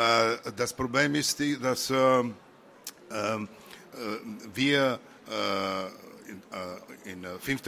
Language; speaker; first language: German; non-native, learner; Serbian